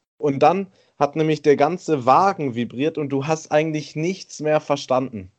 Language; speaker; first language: German; native; German